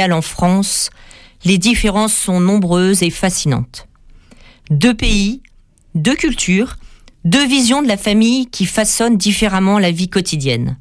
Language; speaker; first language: French; native; French